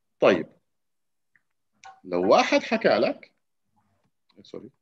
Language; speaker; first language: Arabic; native; Arabic